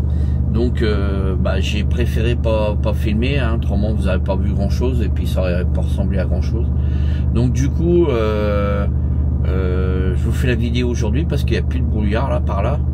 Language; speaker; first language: French; native; French